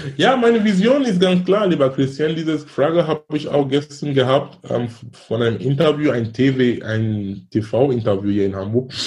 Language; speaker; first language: German; non-native, fluent; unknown